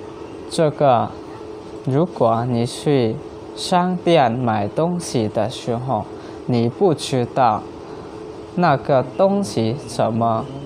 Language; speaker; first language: Chinese; non-native, learner; Hmong